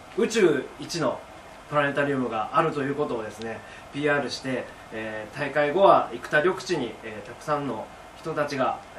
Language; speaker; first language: Japanese; native; Japanese